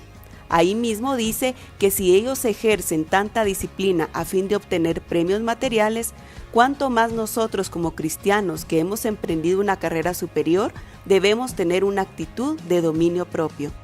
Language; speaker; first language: Spanish; native; Spanish